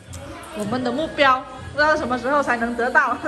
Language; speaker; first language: Chinese; non-native, fluent; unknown